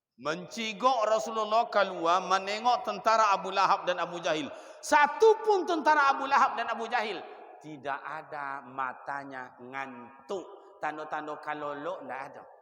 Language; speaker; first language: Malay; non-native, local second language; Minangkabau